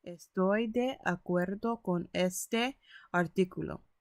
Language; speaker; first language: Spanish; early bilingual, other home language; English